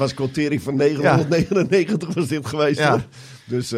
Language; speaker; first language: Dutch; native; Dutch